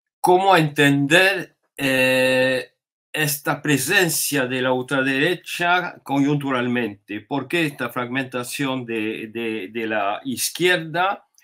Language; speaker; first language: Spanish; non-native, fluent; French